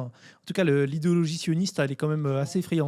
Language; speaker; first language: French; native; French